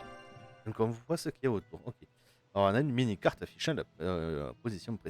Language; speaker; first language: French; native; French